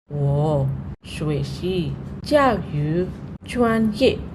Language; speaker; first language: Chinese; non-native, fluent; Indonesian